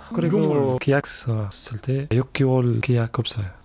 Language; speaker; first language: Korean; non-native, learner; Arabic